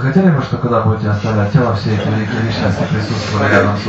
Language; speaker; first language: Russian; native; Russian